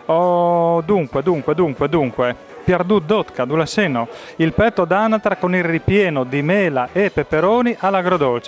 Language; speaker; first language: Italian; native; Italian